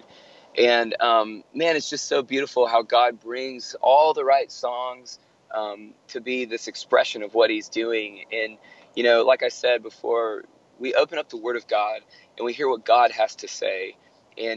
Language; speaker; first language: English; native; English